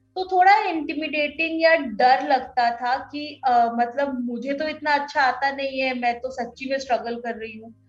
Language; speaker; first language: Hindi; non-native, local second language; Odia